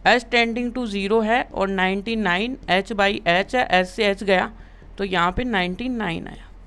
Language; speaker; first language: Hindi; native; Hindi